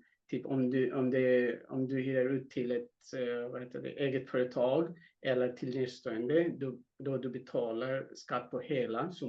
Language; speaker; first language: Swedish; non-native, fluent; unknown